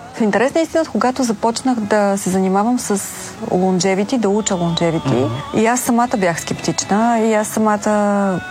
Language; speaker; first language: Bulgarian; native; Bulgarian